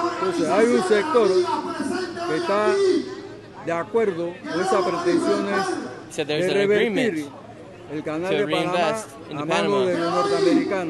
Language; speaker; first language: Spanish; native; Spanish